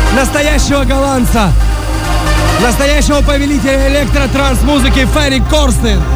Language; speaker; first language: Russian; native; Russian